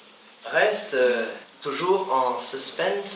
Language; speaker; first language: French; native; French